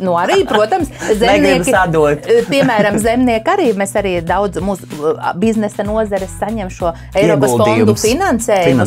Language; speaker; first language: Latvian; native; Latvian